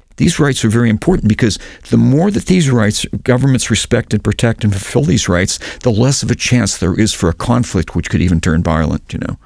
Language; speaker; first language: English; native; English